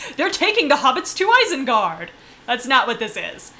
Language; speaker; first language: English; native; English